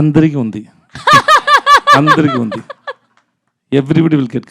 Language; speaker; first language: Telugu; non-native, learner; Tamil